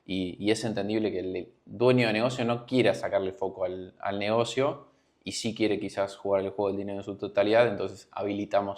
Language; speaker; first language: Spanish; native; Spanish